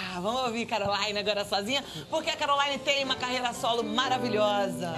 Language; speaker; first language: Portuguese; native; Portuguese